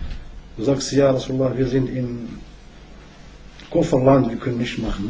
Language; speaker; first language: German; non-native, learner; Arabic